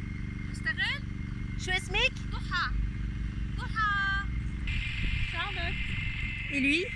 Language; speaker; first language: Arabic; non-native, learner; French